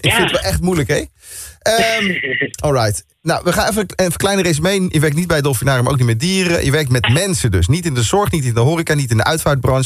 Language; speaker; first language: Dutch; native; Dutch